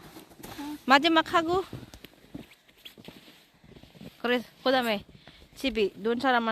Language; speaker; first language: Korean; non-native, fluent; Filipino